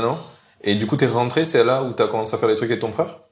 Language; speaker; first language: French; native; French